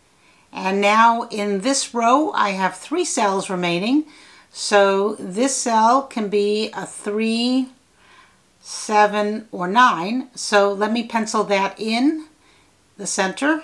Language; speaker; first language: English; native; English